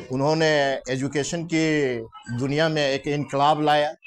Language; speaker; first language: Hindi; native; Hindi